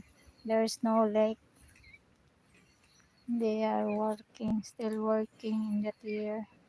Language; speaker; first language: English; non-native, local second language; Filipino